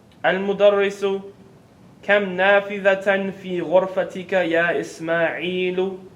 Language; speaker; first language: Arabic; non-native, fluent; English